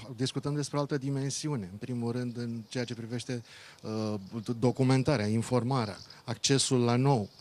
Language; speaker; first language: Romanian; native; Romanian